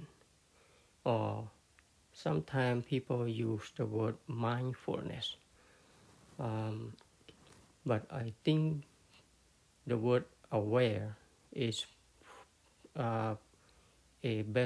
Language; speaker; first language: English; non-native, fluent; Khmer